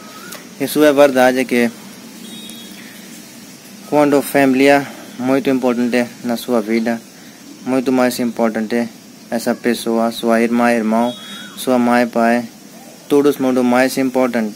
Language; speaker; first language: Portuguese; non-native, learner; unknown